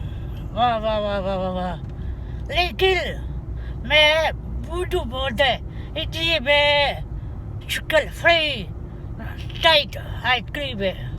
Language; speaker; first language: Hindi; non-native, learner; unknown